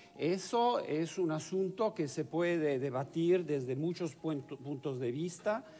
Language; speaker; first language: Spanish; non-native, fluent; Italian